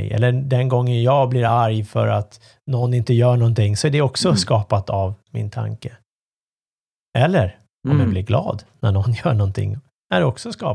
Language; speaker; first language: Swedish; native; Swedish